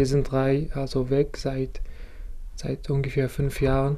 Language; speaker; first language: German; non-native, fluent; Kurdish